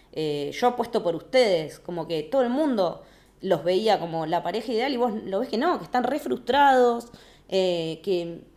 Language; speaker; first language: Spanish; native; Spanish